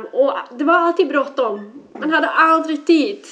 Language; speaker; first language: Swedish; non-native, fluent; Dutch